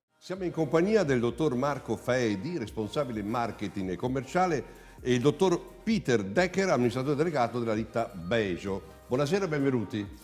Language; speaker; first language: Italian; native; Italian